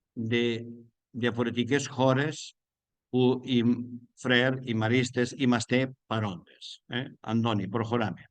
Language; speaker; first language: Greek; non-native, learner; Spanish